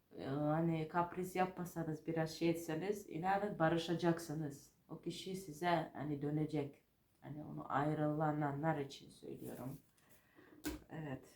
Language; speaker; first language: Turkish; non-native, fluent; Georgian